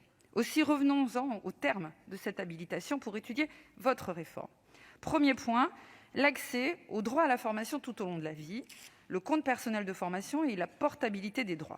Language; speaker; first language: French; native; French